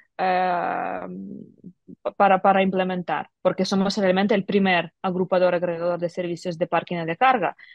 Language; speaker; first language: Spanish; non-native, fluent; Ukrainian